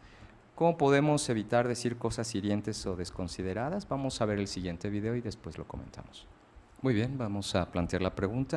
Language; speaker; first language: Spanish; native; Spanish